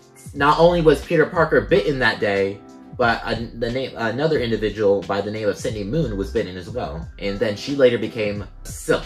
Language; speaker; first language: English; native; English